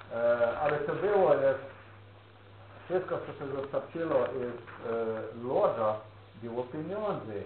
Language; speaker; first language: Polish; non-native, learner; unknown